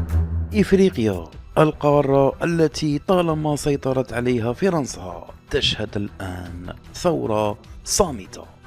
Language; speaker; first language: Arabic; native; Arabic